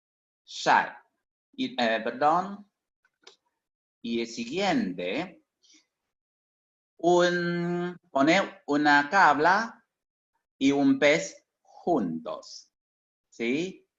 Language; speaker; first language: Spanish; non-native, fluent; Chinese